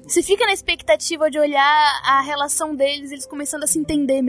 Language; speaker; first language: Portuguese; native; Portuguese